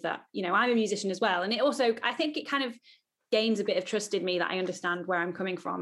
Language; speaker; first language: English; native; English